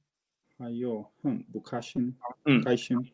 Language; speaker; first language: Chinese; non-native, learner; English